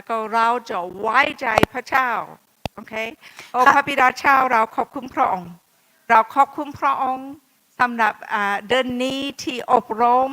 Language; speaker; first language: Thai; non-native, fluent; English